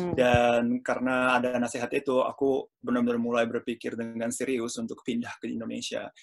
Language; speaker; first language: Indonesian; non-native, fluent; Japanese